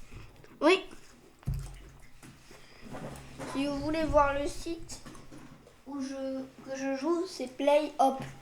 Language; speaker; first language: French; native; French